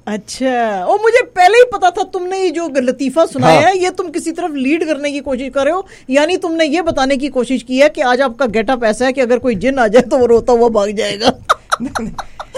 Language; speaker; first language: Hindi; native; Hindi